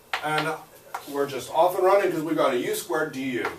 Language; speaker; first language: English; native; English